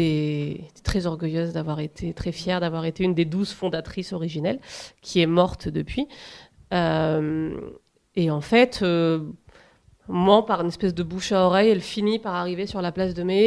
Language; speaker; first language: French; native; French